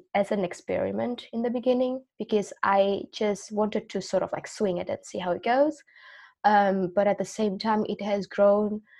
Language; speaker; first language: English; non-native, fluent; Indonesian